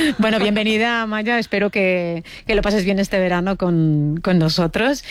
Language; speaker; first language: Spanish; native; Spanish